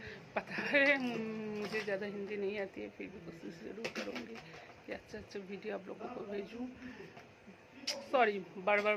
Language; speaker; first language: Hindi; non-native, local second language; Bangla